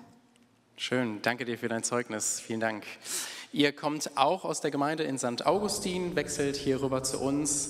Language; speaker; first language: German; native; German